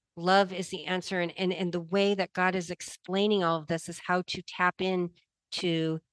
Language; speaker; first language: English; native; English